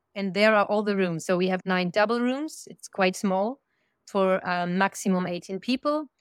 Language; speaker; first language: English; non-native, fluent; German